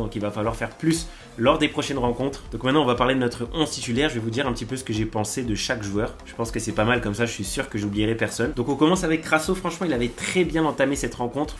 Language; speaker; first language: French; native; French